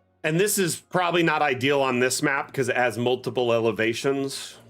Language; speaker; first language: English; native; English